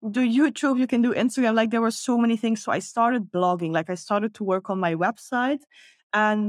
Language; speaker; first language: English; non-native, fluent; Dutch